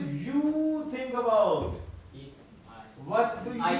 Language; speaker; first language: English; non-native, local second language; Urdu